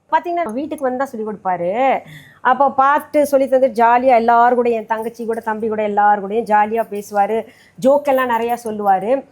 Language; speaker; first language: Tamil; non-native, local second language; Hindi